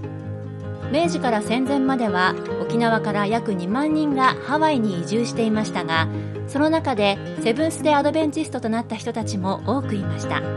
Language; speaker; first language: Japanese; native; Japanese